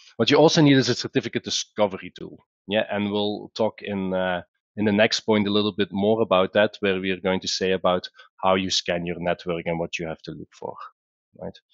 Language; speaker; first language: English; non-native, fluent; Dutch